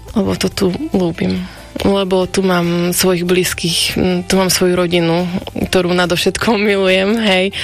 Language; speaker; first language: Slovak; non-native, local second language; Hungarian